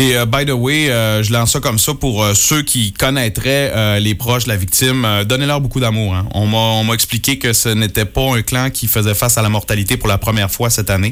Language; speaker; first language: French; native; French